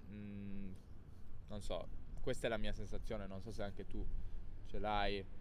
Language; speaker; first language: Italian; native; Italian